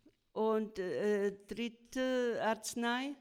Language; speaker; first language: German; non-native, fluent; Croatian